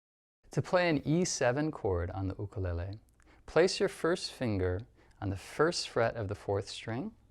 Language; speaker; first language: English; native; English